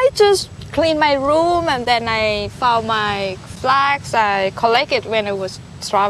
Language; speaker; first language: English; non-native, learner; Thai